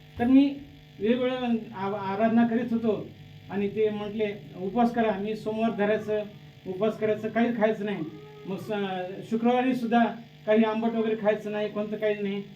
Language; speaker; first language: Marathi; native; Marathi